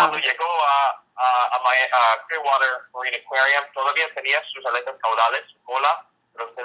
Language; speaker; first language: Spanish; non-native, fluent; English